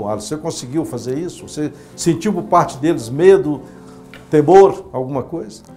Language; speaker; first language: Portuguese; native; Portuguese